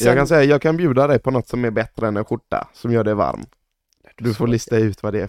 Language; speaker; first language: Swedish; native; Swedish